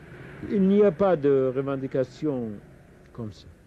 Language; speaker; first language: French; non-native, fluent; Kurdish